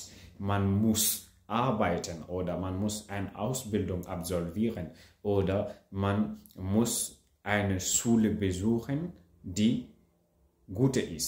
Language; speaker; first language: German; non-native, learner; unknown